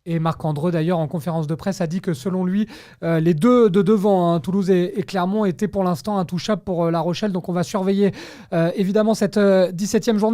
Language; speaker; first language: French; native; French